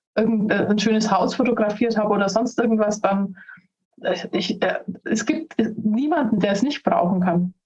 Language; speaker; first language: German; non-native, fluent; Spanish